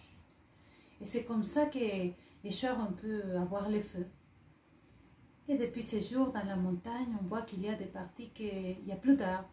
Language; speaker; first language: French; non-native, fluent; Spanish